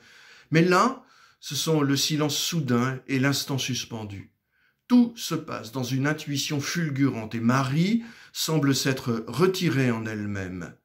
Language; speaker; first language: French; native; French